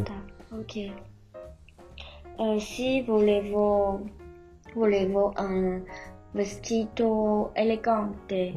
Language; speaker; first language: Italian; non-native, learner; Chinese